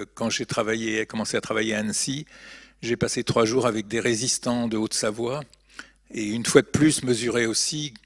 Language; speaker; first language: French; native; French